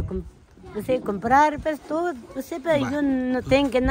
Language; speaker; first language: Spanish; non-native, local second language; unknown